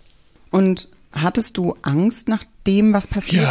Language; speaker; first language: German; native; German